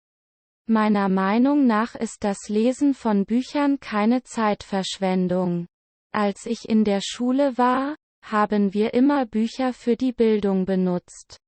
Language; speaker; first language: German; non-native, learner; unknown